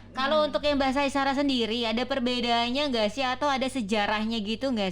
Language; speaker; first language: Indonesian; native; Indonesian